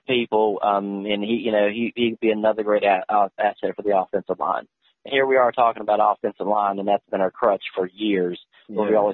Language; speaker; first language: English; native; English